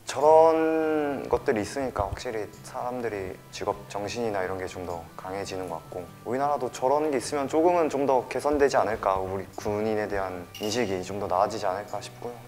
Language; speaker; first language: Korean; native; Korean